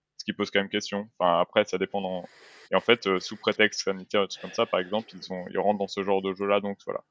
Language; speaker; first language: French; native; French